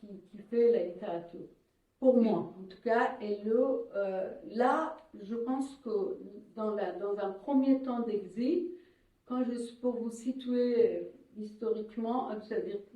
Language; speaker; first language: French; non-native, fluent; Persian